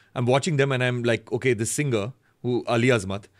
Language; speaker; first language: English; native; English